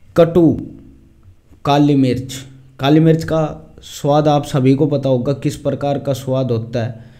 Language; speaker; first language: Hindi; native; Hindi